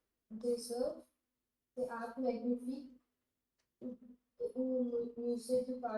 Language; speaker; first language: French; non-native, learner; Hindi